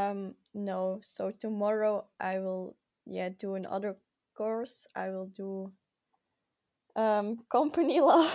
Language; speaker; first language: English; non-native, fluent; Dutch